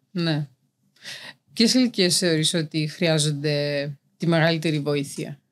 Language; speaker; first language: Greek; native; Greek